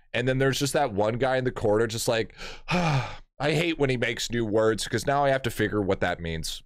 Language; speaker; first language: English; native; English